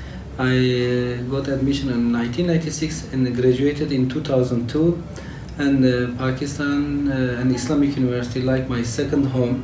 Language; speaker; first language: English; non-native, fluent; Turkish